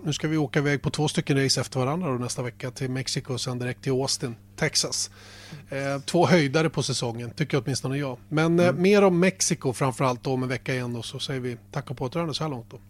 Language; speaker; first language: Swedish; native; Swedish